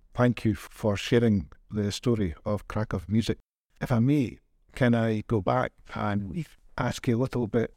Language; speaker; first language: English; native; English